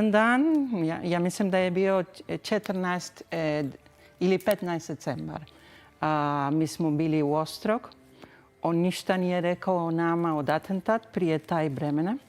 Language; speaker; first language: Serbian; early bilingual, heritage; Spanish